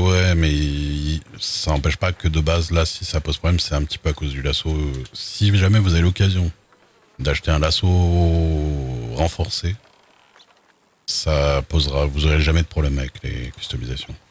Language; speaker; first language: French; native; French